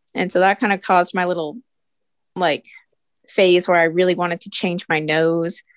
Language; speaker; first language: English; early bilingual, other home language; Filipino